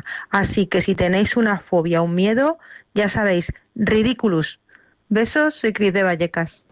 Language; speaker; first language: Spanish; native; Spanish